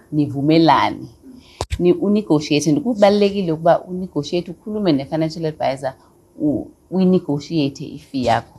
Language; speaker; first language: Xhosa; non-native, local second language; Zulu